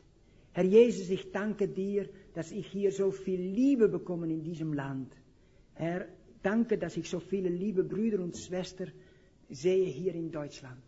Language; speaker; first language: German; non-native, fluent; Dutch